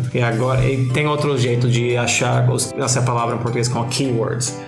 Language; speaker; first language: Portuguese; non-native, fluent; English